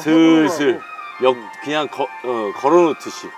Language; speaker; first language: Korean; native; Korean